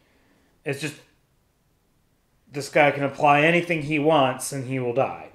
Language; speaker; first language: English; native; English